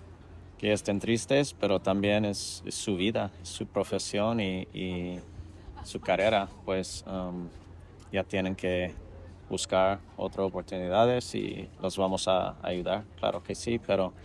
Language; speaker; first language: Spanish; non-native, fluent; English